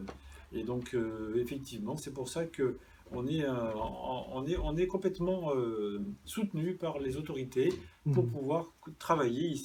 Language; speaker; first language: French; native; French